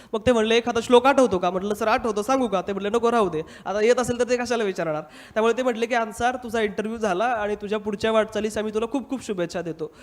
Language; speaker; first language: Marathi; non-native, local second language; Hindi